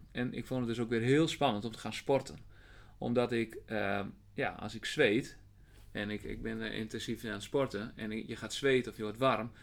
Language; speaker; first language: Dutch; native; Dutch